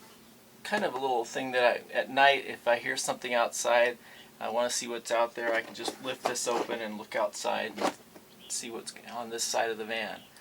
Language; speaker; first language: English; native; English